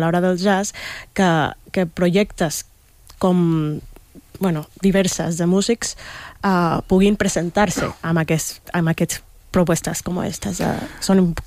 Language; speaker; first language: Catalan; non-native, fluent; Spanish